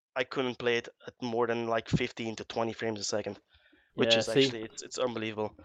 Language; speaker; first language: English; non-native, fluent; Dutch